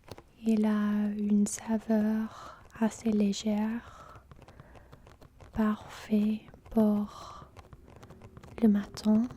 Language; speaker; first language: French; non-native, fluent; English